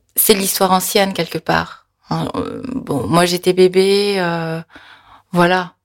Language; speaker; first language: French; early bilingual, other home language; Korean